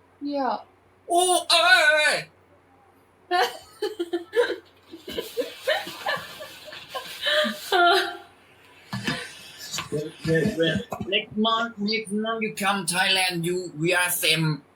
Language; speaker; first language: English; non-native, learner; Thai